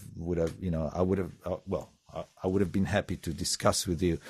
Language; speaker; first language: English; non-native, fluent; Italian